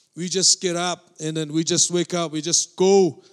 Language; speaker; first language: English; non-native, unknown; Mongolian